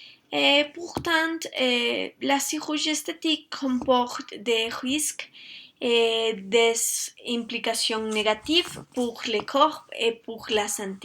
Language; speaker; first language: French; non-native, learner; Spanish